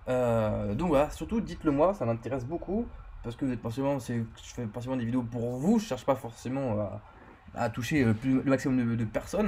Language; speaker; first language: French; native; French